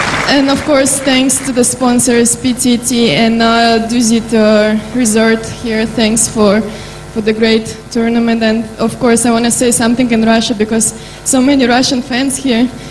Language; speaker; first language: English; non-native, fluent; Russian